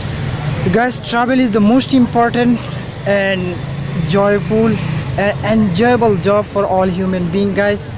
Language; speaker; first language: English; non-native, learner; Bangla